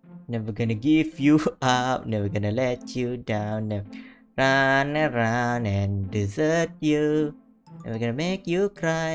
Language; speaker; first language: English; non-native, local second language; Malay